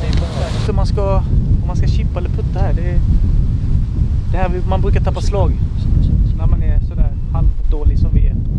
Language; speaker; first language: Swedish; native; Swedish